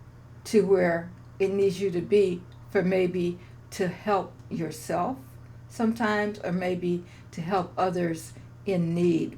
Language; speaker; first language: English; native; English